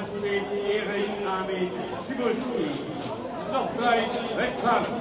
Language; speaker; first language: German; native; German